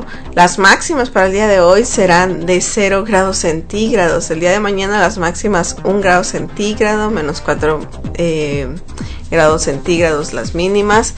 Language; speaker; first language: Spanish; native; Spanish